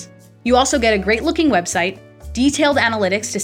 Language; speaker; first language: English; native; English